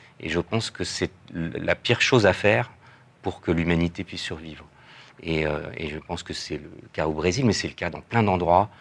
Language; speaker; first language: French; native; French